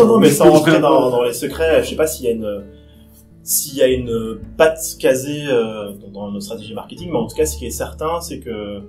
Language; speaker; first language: French; native; French